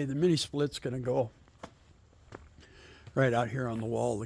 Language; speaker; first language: English; native; English